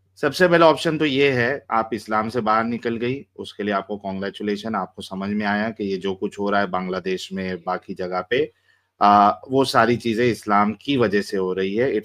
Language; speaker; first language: Hindi; native; Hindi